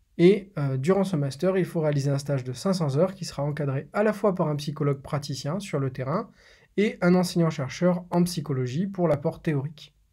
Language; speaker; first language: French; native; French